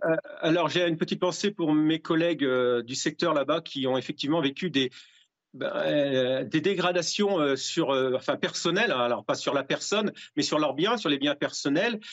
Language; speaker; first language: French; native; French